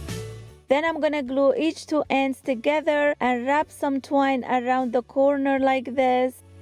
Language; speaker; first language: English; non-native, fluent; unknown